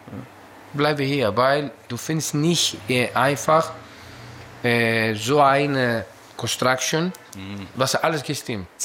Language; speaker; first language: German; non-native, fluent; Greek